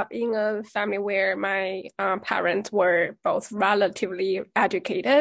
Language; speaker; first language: English; non-native, fluent; Chinese